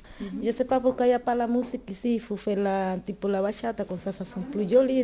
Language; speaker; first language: French; non-native, learner; Spanish